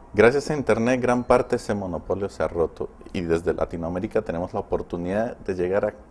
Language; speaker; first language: Spanish; native; Spanish